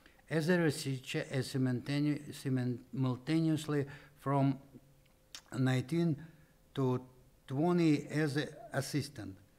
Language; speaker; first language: English; non-native, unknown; Russian